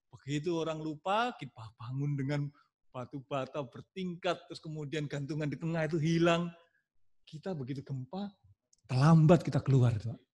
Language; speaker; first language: Indonesian; non-native, local second language; Javanese